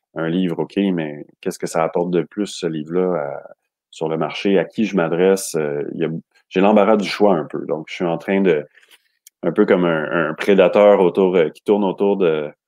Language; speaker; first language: French; native; French